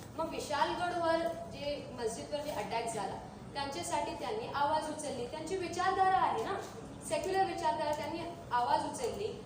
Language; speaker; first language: Marathi; non-native, local second language; Urdu